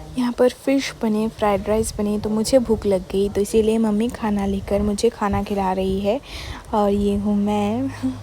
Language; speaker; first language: Hindi; non-native, local second language; Bangla